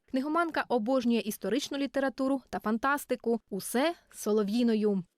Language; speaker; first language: Ukrainian; native; Ukrainian